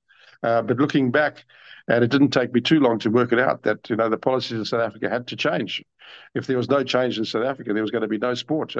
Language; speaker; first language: English; native; English